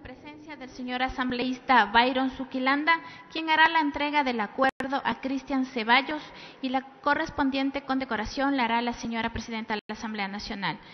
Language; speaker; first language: Spanish; native; Spanish